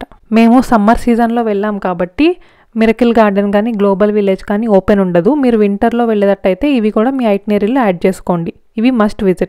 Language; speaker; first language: Telugu; native; Telugu